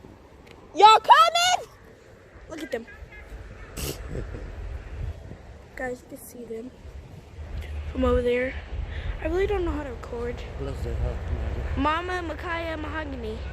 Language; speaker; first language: English; native; English